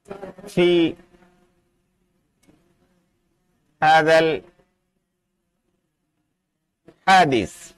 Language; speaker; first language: Arabic; non-native, fluent; Urdu